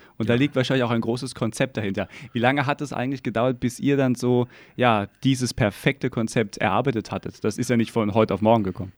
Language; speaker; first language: German; native; German